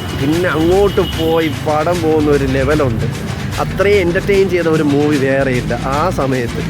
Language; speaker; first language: Malayalam; native; Malayalam